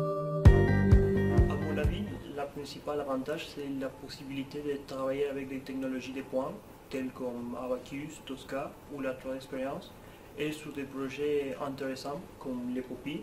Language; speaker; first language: French; non-native, fluent; Spanish